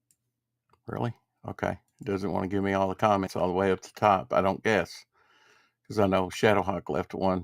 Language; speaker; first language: English; native; English